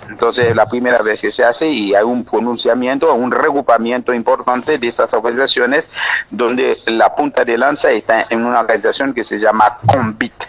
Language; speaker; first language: Spanish; non-native, fluent; Haitian Creole